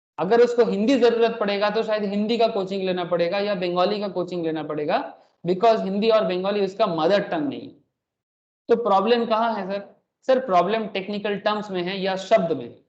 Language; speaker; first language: Hindi; non-native, local second language; Bangla